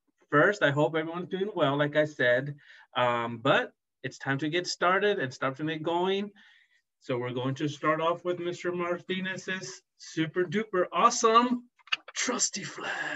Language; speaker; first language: English; native; English